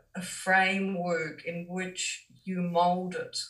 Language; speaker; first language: English; non-native, fluent; German